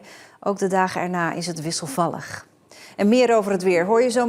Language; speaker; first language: Dutch; native; Dutch